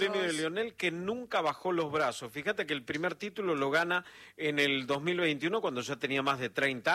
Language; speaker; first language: Spanish; native; Spanish